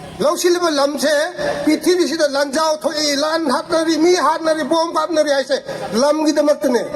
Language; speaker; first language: Manipuri; non-native, local second language; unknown